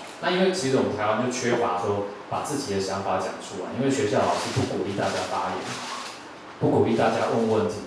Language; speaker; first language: Chinese; native; Chinese